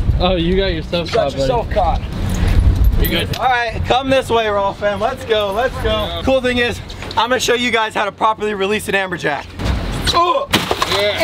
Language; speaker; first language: English; native; English